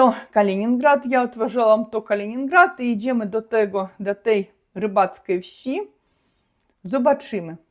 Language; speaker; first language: Polish; non-native, learner; Russian